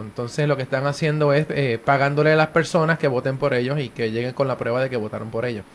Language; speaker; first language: Spanish; native; Spanish